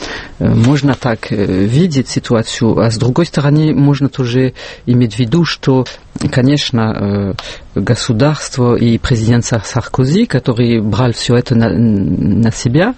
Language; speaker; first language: Russian; non-native, fluent; French